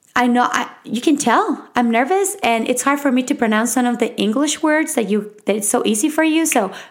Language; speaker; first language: English; non-native, fluent; Spanish